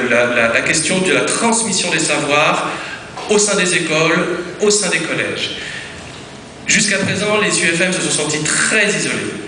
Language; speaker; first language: French; native; French